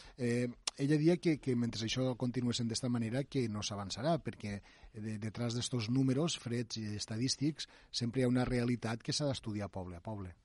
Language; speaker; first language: Catalan; native; Catalan